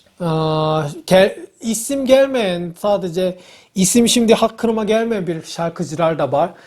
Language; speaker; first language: Turkish; non-native, fluent; Korean